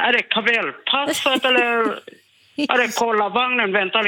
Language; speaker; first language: Swedish; non-native, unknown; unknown